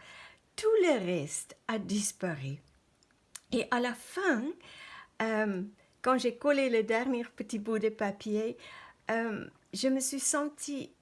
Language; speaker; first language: French; non-native, fluent; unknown